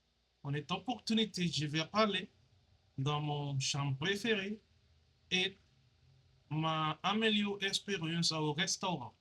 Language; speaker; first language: French; non-native, learner; Spanish